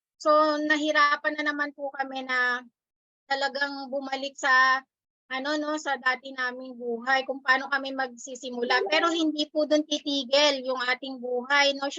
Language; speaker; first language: Filipino; native; Filipino